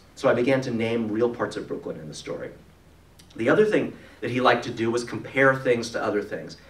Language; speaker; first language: English; native; English